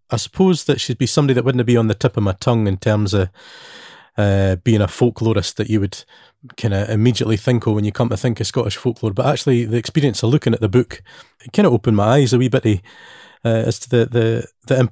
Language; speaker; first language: English; native; English